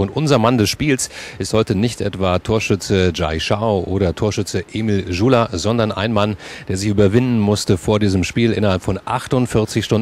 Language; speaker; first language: German; native; German